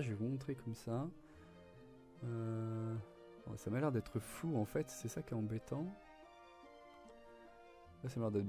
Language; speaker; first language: French; native; French